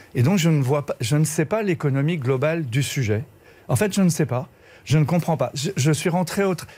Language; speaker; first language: French; native; French